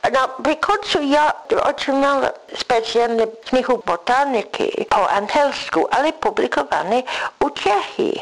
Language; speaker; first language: Polish; non-native, learner; English